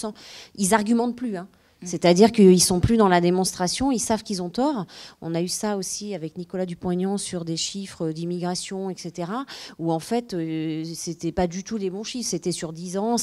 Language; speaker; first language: French; native; French